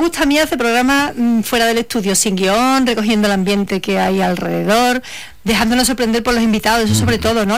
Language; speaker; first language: Spanish; native; Spanish